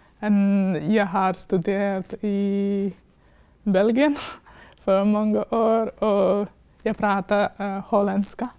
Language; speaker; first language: Swedish; non-native, learner; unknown